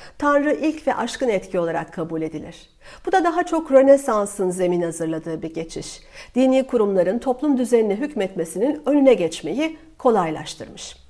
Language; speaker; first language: Turkish; native; Turkish